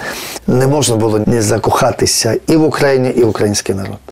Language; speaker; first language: Ukrainian; non-native, fluent; Georgian